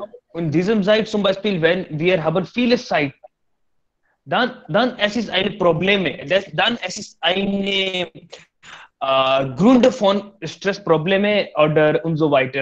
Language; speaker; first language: German; non-native, learner; Hindi